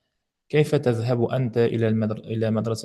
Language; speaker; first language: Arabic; non-native, fluent; Uzbek